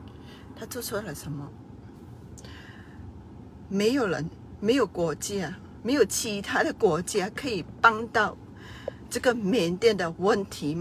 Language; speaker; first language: Chinese; non-native, fluent; Burmese